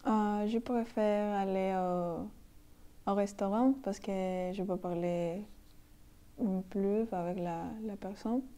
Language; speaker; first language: French; non-native, learner; Spanish